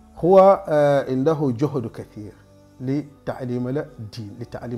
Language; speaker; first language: Arabic; non-native, fluent; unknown